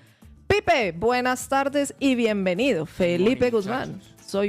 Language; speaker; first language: Spanish; native; Spanish